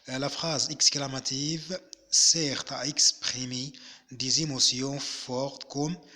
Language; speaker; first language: French; non-native, local second language; Arabic